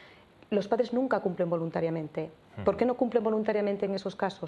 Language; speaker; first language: Spanish; native; Spanish